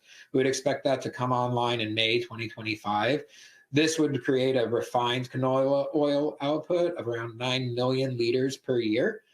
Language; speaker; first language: English; native; English